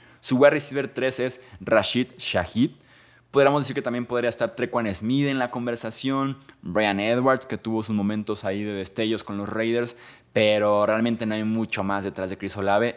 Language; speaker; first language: Spanish; native; Spanish